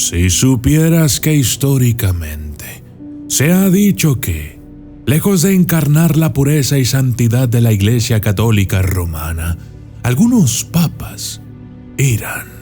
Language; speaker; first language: Spanish; native; Spanish